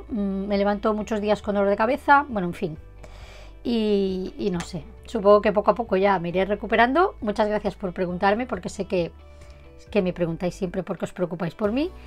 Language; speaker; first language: Spanish; native; Spanish